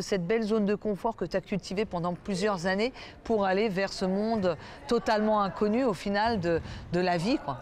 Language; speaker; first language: French; native; French